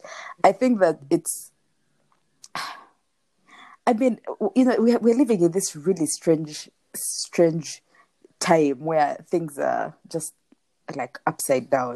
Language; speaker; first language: English; non-native, local second language; Nyankole